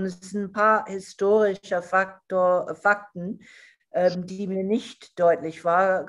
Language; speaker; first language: German; non-native, fluent; English